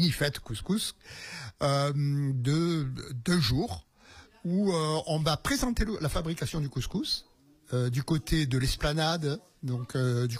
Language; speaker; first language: French; native; French